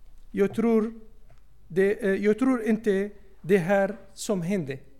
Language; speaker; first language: Swedish; non-native, fluent; Arabic